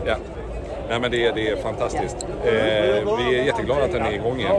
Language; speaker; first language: Swedish; native; Swedish